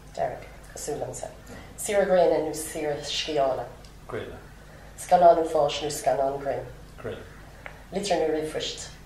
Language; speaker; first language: Irish; non-native, local second language; English